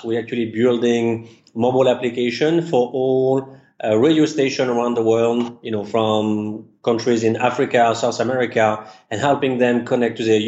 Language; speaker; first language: English; non-native, fluent; French